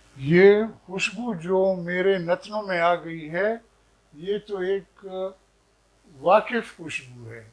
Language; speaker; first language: Urdu; non-native, local second language; Pashto